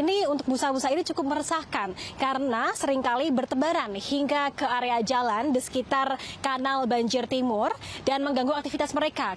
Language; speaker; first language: Indonesian; native; Indonesian